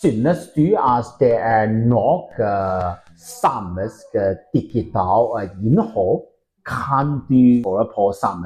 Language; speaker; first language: Norwegian; non-native, fluent; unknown